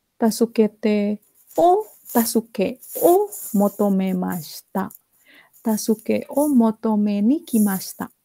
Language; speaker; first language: Japanese; non-native, fluent; Indonesian